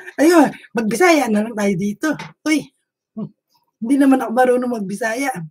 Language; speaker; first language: Filipino; native; Filipino